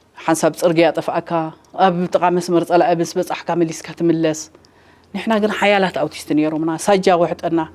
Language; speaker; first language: Tigrinya; native; Tigrinya